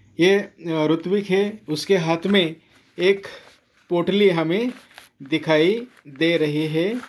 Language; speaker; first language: Hindi; non-native, local second language; Marathi